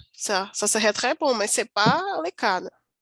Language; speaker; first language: French; non-native, learner; Portuguese